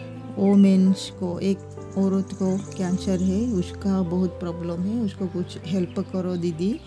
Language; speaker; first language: Hindi; non-native, local second language; Odia